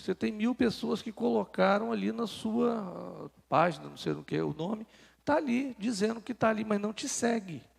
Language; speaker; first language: Portuguese; native; Portuguese